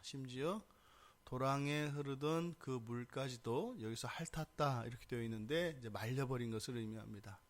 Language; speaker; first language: Korean; native; Korean